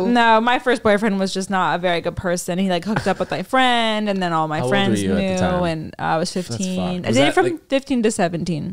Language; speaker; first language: English; native; English